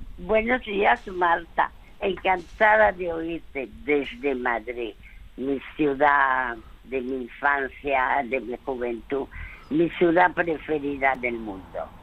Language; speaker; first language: Spanish; early bilingual, other home language; French